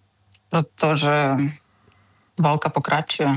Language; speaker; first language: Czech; non-native, learner; Ukrainian